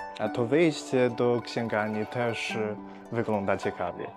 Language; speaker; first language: Polish; non-native, fluent; Chinese